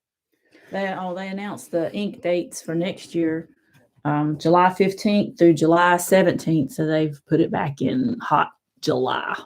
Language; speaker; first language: English; native; English